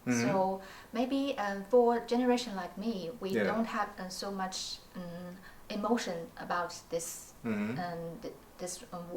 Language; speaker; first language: English; non-native, learner; Chinese